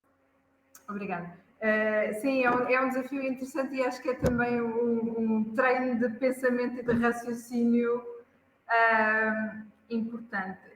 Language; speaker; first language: Portuguese; native; Portuguese